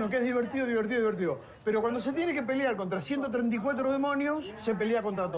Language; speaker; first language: Spanish; native; Spanish